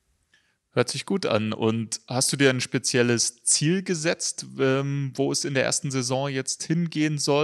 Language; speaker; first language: German; native; German